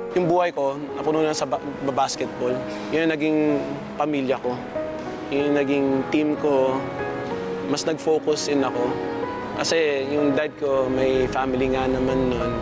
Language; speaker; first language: Filipino; native; Filipino